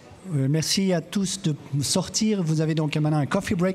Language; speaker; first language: French; native; French